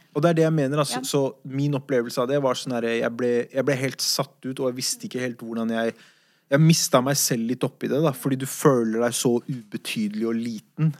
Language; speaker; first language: Norwegian; early bilingual, other home language; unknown